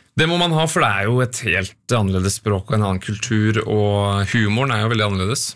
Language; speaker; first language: Norwegian; native; Norwegian